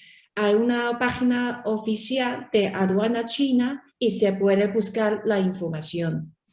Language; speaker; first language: Spanish; non-native, learner; Chinese